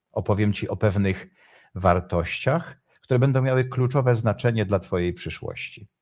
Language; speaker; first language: Polish; native; Polish